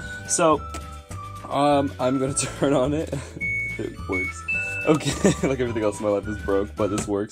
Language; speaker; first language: English; native; English